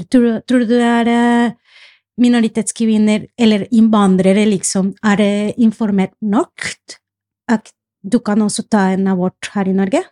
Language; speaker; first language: Norwegian; non-native, fluent; Spanish